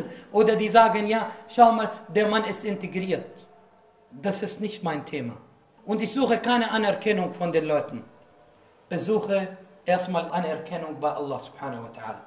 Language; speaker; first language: German; non-native, fluent; Arabic